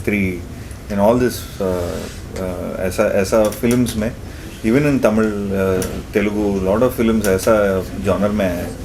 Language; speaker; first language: Hindi; non-native, local second language; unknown